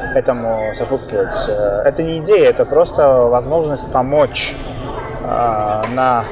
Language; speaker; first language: Russian; non-native, fluent; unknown